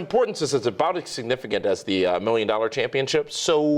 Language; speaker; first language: English; native; English